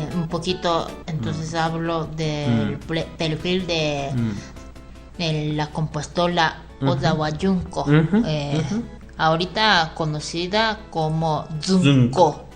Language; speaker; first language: Spanish; non-native, fluent; Japanese